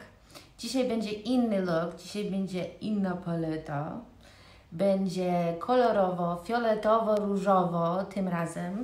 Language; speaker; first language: Polish; early bilingual, heritage; Polish